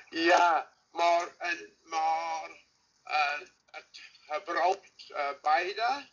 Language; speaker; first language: Dutch; non-native, learner; English